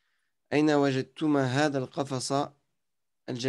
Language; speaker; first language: Arabic; non-native, fluent; French